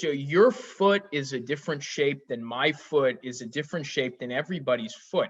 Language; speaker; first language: English; native; English